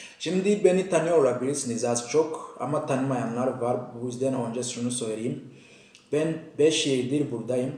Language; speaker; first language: Turkish; non-native, fluent; Kinyarwanda